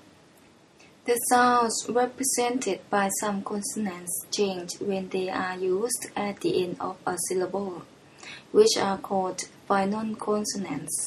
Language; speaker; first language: English; non-native, fluent; Thai